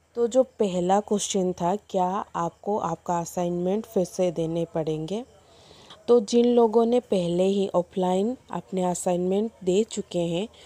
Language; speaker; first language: Hindi; non-native, local second language; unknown